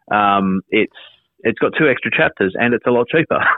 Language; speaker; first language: English; native; English